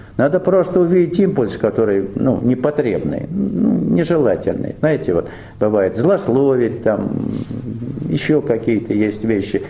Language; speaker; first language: Russian; native; Russian